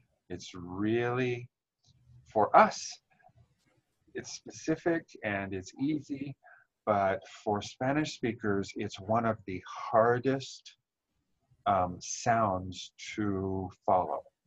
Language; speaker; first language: English; native; English